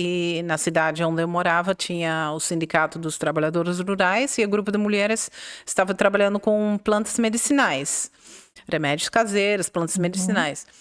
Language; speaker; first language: Portuguese; non-native, fluent; Dutch